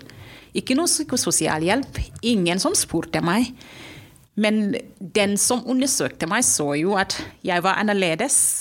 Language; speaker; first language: Norwegian; non-native, fluent; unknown